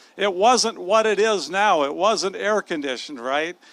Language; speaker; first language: English; native; English